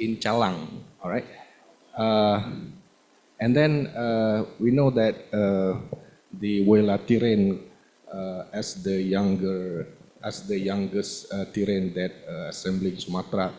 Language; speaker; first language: English; non-native, learner; Indonesian